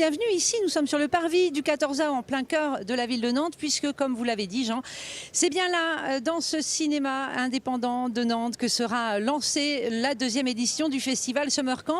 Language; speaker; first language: French; native; French